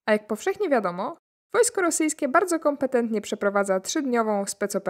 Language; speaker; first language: Russian; non-native, fluent; Polish